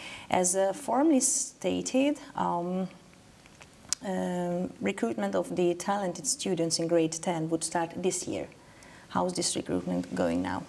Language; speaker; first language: English; non-native, fluent; Hungarian